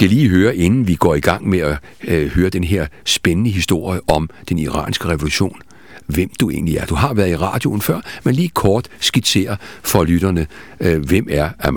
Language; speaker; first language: Danish; native; Danish